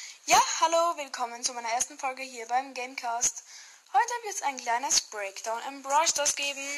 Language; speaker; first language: German; native; German